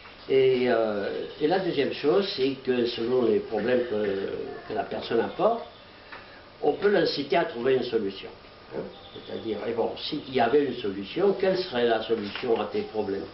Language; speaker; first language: French; native; French